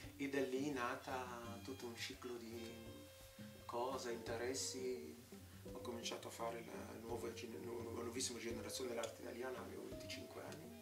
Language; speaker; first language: Italian; non-native, fluent; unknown